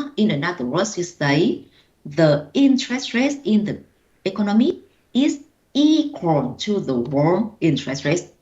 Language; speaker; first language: English; non-native, fluent; Vietnamese